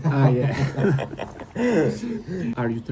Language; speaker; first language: English; non-native, learner; Turkish